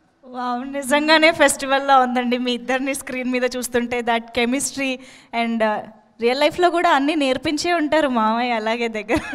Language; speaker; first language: Telugu; native; Telugu